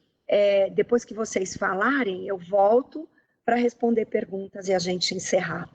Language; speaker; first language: Portuguese; native; Portuguese